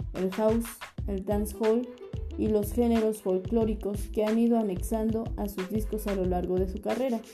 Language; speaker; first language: Spanish; native; Spanish